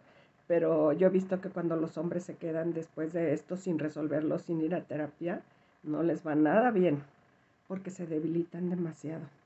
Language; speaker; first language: Spanish; native; Spanish